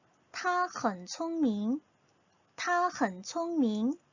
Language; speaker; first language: Chinese; non-native, fluent; Korean